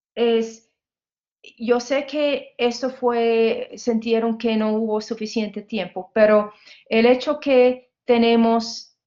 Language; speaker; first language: Spanish; non-native, fluent; English